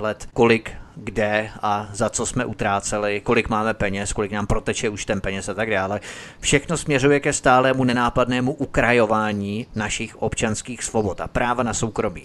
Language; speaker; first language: Czech; native; Czech